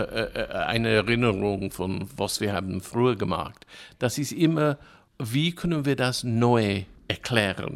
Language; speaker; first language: German; non-native, fluent; English